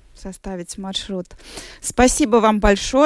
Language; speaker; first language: Russian; native; Russian